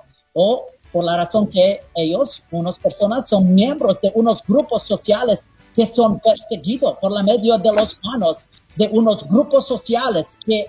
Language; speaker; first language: Spanish; non-native, fluent; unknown